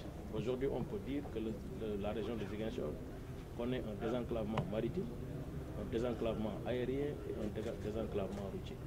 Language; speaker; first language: French; non-native, local second language; Wolof